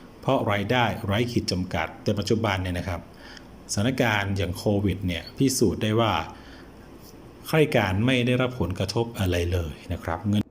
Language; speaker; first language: Thai; native; Thai